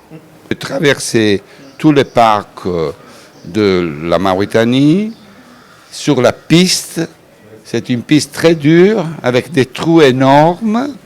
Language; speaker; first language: French; non-native, fluent; Italian